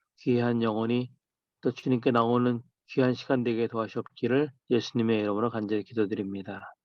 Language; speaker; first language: Korean; native; Korean